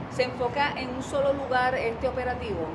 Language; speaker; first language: Spanish; native; Spanish